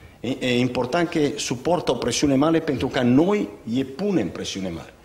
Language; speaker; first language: Romanian; non-native, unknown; Italian